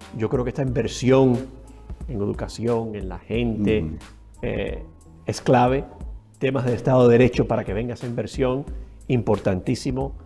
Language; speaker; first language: Spanish; early bilingual, heritage; Spanish